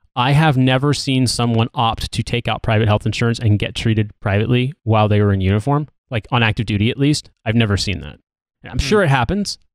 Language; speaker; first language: English; native; English